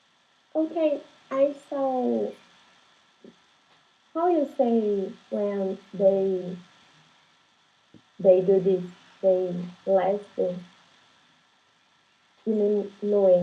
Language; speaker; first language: English; non-native, learner; Portuguese